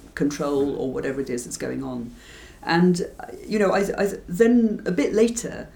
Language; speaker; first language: English; native; English